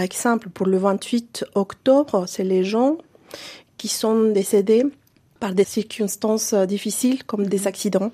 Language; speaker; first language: French; non-native, fluent; Spanish